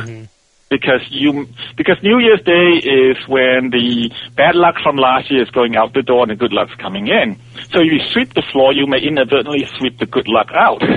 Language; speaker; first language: English; non-native, local second language; Cantonese